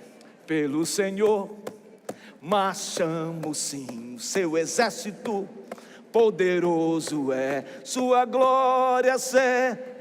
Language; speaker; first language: Portuguese; native; Portuguese